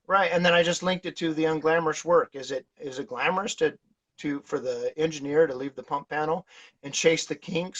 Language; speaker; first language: English; native; English